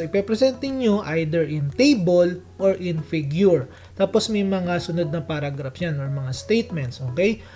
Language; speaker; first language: Filipino; native; Filipino